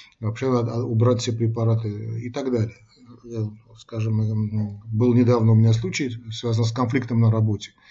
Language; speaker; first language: Russian; non-native, local second language; Armenian